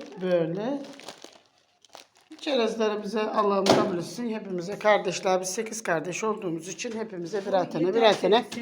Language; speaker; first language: Turkish; native; Turkish